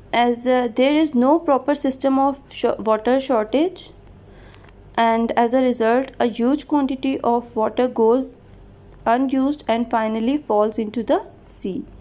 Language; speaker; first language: English; non-native, local second language; Urdu